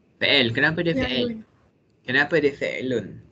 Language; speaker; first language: Arabic; non-native, fluent; Malay